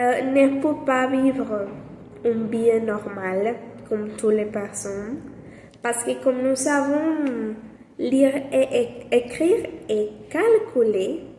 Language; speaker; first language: French; non-native, learner; Spanish